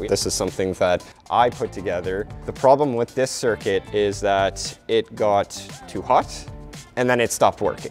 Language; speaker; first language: English; native; English